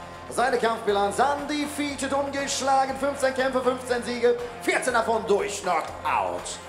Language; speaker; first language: German; native; German